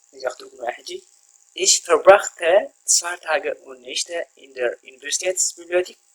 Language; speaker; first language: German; non-native, fluent; Tigrinya